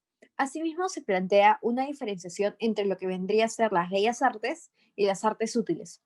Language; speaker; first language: Spanish; native; Spanish